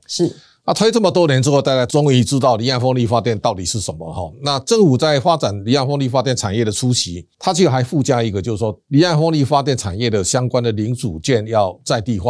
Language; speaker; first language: Chinese; native; Chinese